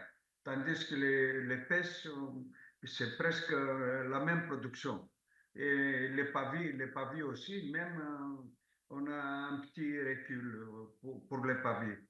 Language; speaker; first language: French; non-native, fluent; Greek